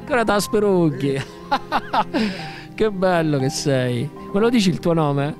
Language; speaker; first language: Italian; native; Italian